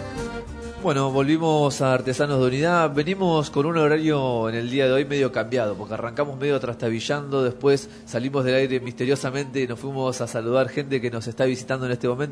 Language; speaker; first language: Spanish; native; Spanish